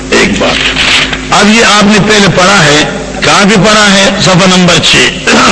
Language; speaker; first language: Urdu; non-native, local second language; Northern Hindko